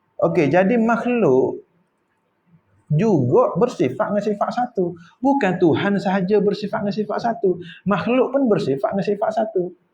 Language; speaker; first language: Malay; native; Malay